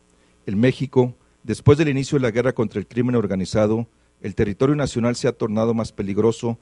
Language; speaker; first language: Spanish; native; Spanish